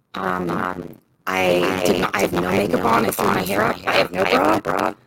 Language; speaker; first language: English; native; English